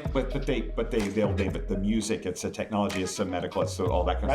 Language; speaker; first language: English; native; English